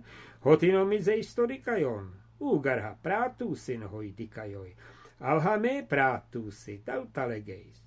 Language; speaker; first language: Greek; non-native, fluent; English